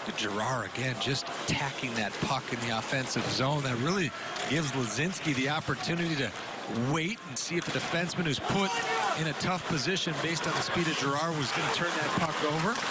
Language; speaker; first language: English; native; English